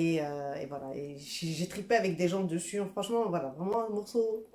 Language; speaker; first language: French; native; French